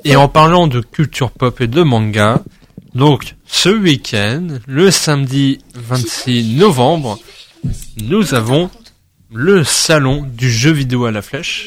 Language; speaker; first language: French; native; French